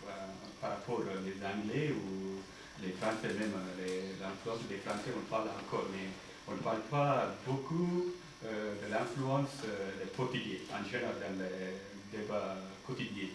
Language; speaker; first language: French; non-native, fluent; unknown